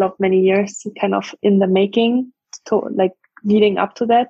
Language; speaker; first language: English; non-native, fluent; German